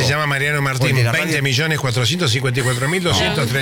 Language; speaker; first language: Spanish; native; Spanish